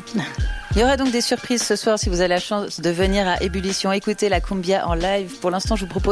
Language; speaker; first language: French; native; French